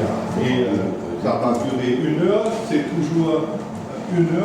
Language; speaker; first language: French; non-native, fluent; German